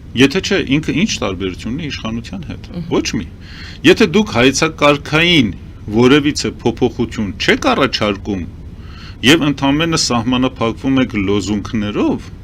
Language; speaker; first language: Armenian; early bilingual, heritage; Armenian